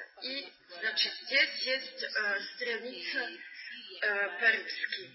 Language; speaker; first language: Russian; non-native, learner; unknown